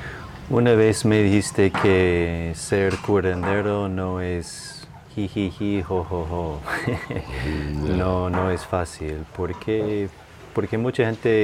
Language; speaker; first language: Spanish; non-native, fluent; English